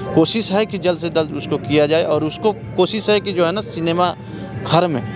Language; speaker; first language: Hindi; native; Hindi